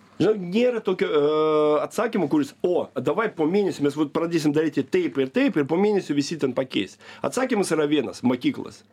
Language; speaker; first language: Lithuanian; non-native, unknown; Russian